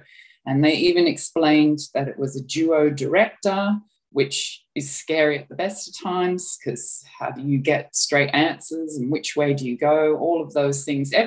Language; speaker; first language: English; native; English